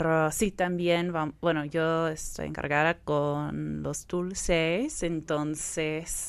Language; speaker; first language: Spanish; non-native, fluent; English